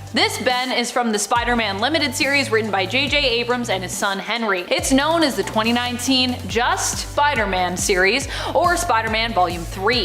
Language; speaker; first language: English; native; English